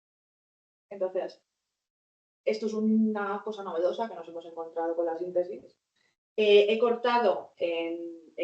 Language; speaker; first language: Spanish; native; Spanish